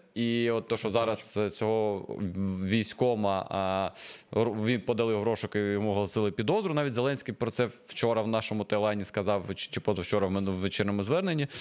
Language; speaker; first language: Ukrainian; non-native, local second language; Russian